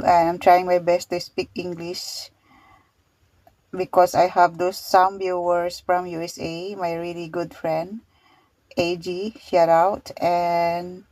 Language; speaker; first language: English; non-native, local second language; Filipino